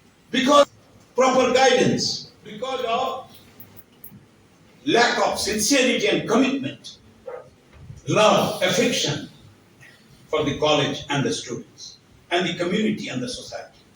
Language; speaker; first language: English; non-native, local second language; Bangla